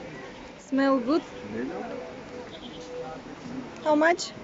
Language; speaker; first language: English; non-native, learner; Russian